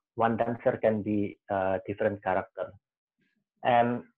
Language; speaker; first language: English; non-native, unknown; Javanese